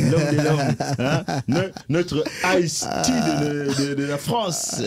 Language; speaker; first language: French; native; French